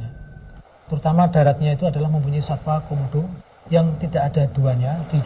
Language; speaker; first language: Indonesian; native; Indonesian